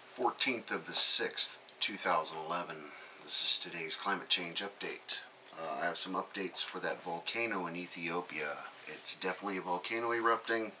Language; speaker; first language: English; native; English